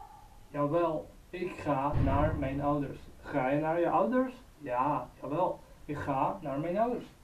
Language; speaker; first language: Dutch; non-native, learner; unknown